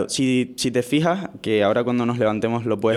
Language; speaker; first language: Spanish; native; Spanish